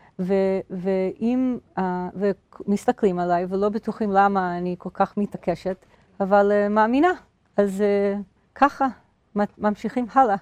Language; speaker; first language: Hebrew; non-native, fluent; English